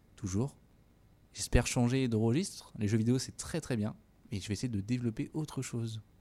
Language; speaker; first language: French; native; French